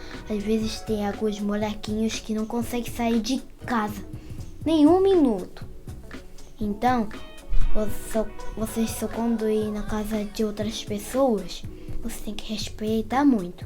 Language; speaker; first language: Portuguese; early bilingual, heritage; Portuguese